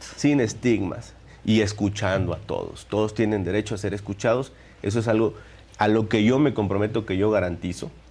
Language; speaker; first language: Spanish; native; Spanish